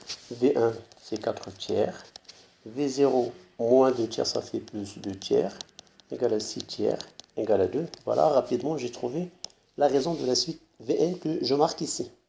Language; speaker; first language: French; non-native, local second language; Arabic